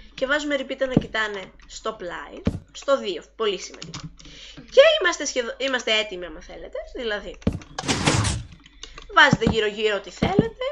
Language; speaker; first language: Greek; native; Greek